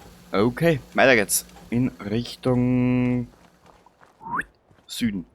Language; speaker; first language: German; native; German